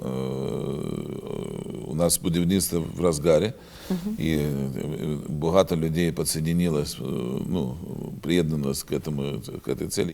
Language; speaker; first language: Ukrainian; non-native, learner; Russian